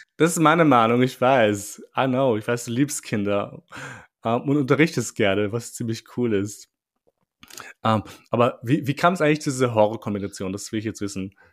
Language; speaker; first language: German; early bilingual, other home language; Albanian